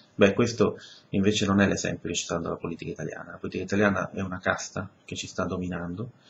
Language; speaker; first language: Italian; early bilingual, other home language; Spanish